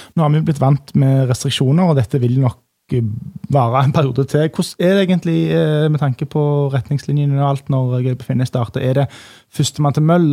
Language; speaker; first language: Norwegian; native; Norwegian